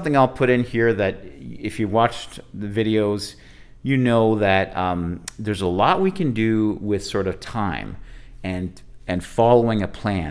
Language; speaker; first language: English; native; English